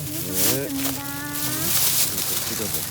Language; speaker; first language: Korean; non-native, fluent; Japanese